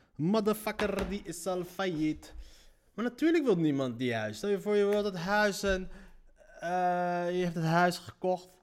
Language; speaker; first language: Dutch; early bilingual, other home language; Riffian